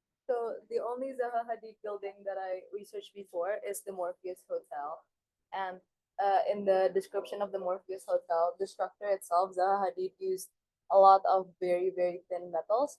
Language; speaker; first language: English; non-native, fluent; Indonesian